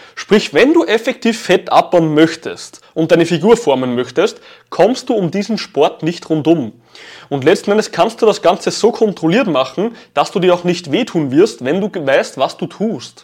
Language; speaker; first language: German; native; German